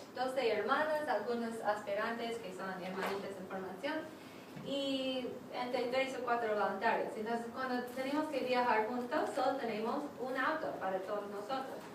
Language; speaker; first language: Spanish; non-native, fluent; English